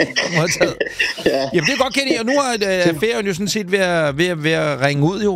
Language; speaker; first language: Danish; native; Danish